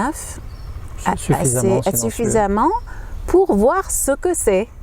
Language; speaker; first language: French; non-native, fluent; English